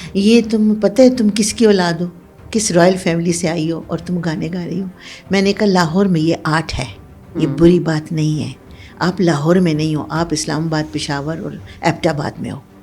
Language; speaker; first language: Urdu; non-native, local second language; Pashto